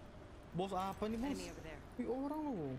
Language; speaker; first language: Indonesian; native; Indonesian